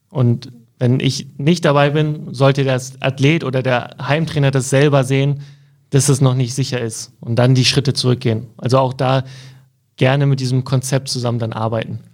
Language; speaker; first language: German; native; German